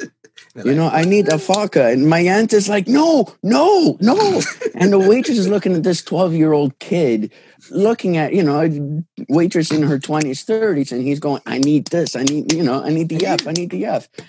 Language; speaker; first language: English; early bilingual, other home language; Portuguese